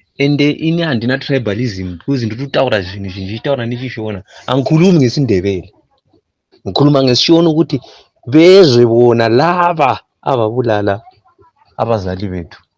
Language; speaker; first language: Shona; non-native, local second language; North Ndebele